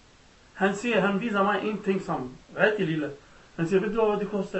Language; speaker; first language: Danish; non-native, learner; Arabic